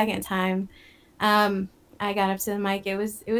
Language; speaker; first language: English; native; English